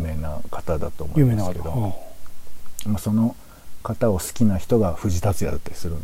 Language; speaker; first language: Japanese; native; Japanese